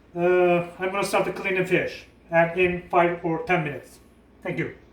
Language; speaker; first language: English; non-native, learner; Turkish